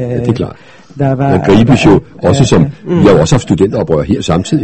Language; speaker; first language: Danish; native; Danish